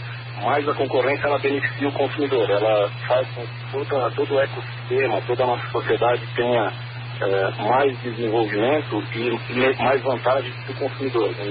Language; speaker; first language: Portuguese; native; Portuguese